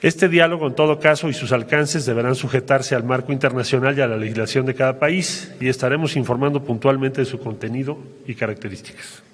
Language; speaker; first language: Spanish; native; Spanish